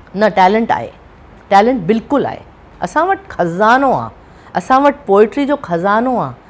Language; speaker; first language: Sindhi; early bilingual, heritage; Sindhi